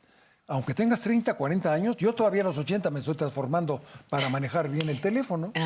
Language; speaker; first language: Spanish; native; Spanish